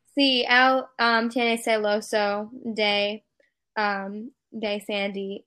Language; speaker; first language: Spanish; non-native, learner; English